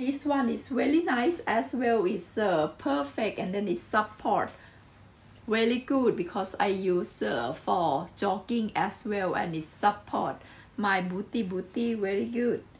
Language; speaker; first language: English; non-native, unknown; Thai